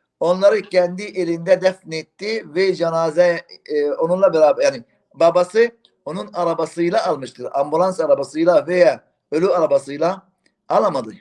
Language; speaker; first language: Turkish; non-native, fluent; Arabic